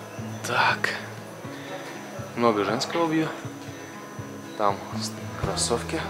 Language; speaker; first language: Russian; native; Russian